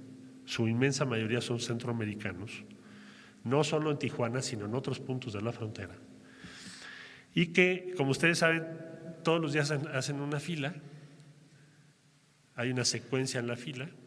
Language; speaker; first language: Spanish; native; Spanish